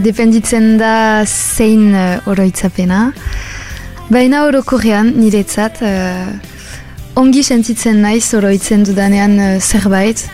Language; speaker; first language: Basque; non-native, local second language; French